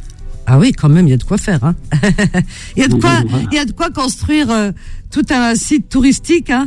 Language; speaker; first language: French; native; French